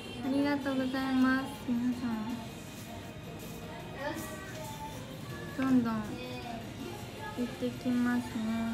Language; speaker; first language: Japanese; native; Japanese